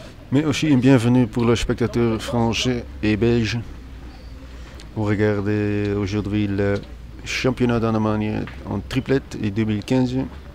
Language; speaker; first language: French; non-native, learner; Dutch